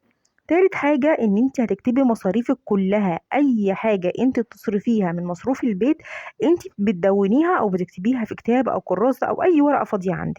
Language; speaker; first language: Arabic; native; Arabic